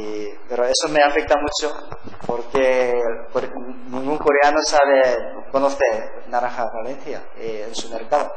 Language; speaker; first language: Spanish; non-native, learner; Korean